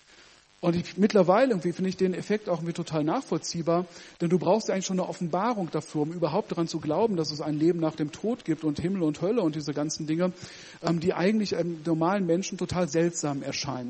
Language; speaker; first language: German; native; German